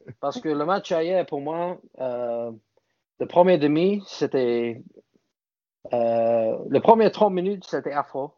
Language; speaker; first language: French; non-native, fluent; English